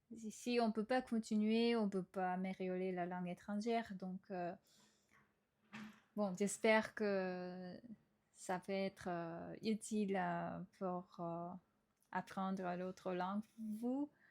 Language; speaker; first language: French; non-native, fluent; Japanese